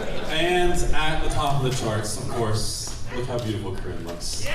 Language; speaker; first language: English; native; English